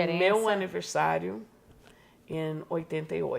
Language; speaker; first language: Portuguese; non-native, fluent; English